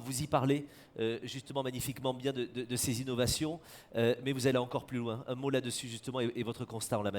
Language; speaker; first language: French; native; French